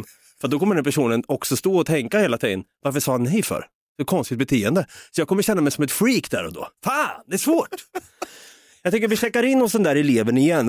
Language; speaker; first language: Swedish; native; Swedish